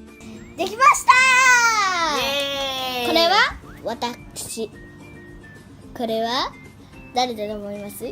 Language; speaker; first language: Japanese; early bilingual, heritage; Japanese